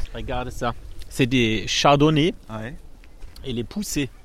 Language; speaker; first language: French; non-native, learner; German